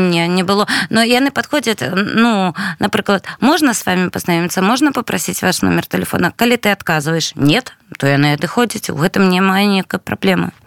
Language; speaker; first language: Belarusian; non-native, local second language; Russian